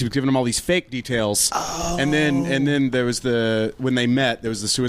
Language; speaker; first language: English; native; English